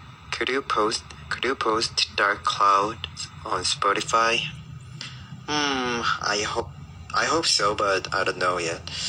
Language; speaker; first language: English; non-native, learner; Korean